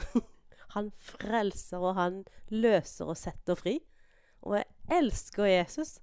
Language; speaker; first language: Norwegian; native; Norwegian